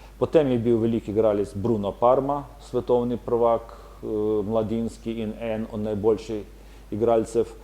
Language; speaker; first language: Slovenian; non-native, fluent; Ukrainian